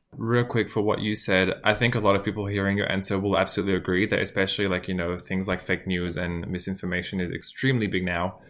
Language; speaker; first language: English; non-native, fluent; French